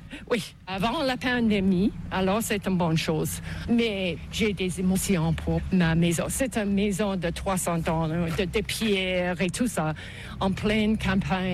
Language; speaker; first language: French; non-native, local second language; English